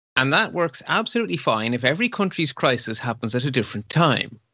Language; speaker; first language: English; non-native, fluent; Dutch